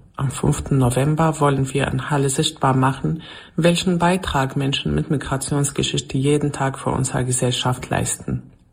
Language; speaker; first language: German; non-native, fluent; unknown